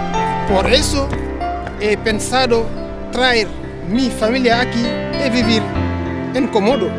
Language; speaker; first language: Spanish; non-native, fluent; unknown